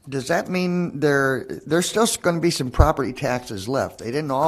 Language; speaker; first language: English; native; English